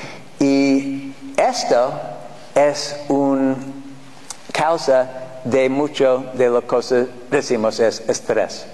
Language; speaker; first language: Spanish; non-native, fluent; English